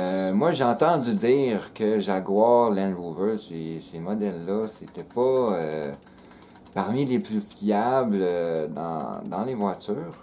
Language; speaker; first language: French; native; French